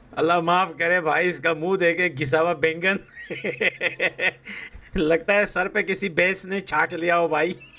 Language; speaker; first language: Hindi; native; Hindi